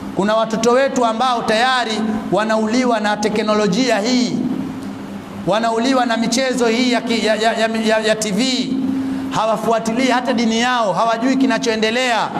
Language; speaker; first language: Swahili; native; Swahili